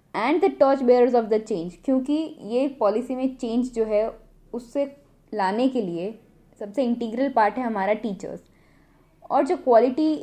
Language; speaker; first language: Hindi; non-native, local second language; Gujarati